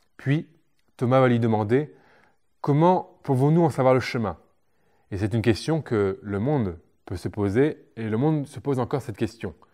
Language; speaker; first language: French; native; French